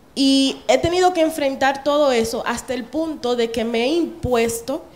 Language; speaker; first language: Spanish; native; Spanish